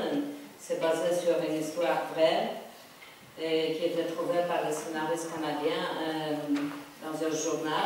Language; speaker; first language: French; non-native, fluent; Polish